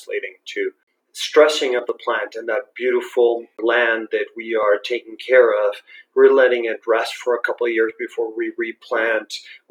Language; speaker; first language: English; non-native, fluent; Spanish